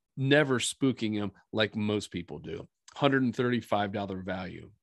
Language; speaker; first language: English; native; English